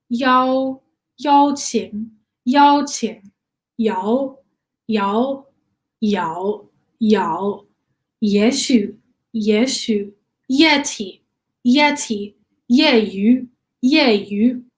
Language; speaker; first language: Chinese; non-native, learner; English